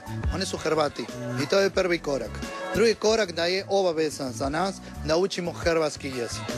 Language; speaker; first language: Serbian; non-native, learner; Spanish